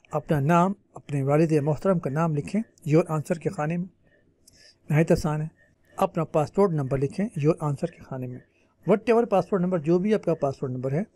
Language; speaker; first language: Urdu; native; Urdu